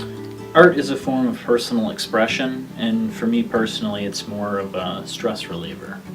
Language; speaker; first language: English; native; English